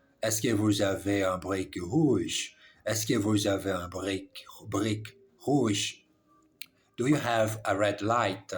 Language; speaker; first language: French; non-native, learner; English